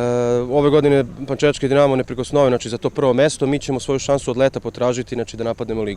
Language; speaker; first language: Serbian; native; Serbian